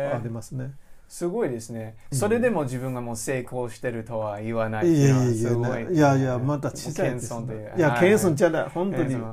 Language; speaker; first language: Japanese; non-native, fluent; Chinese